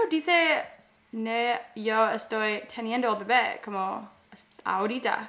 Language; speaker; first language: Spanish; non-native, learner; English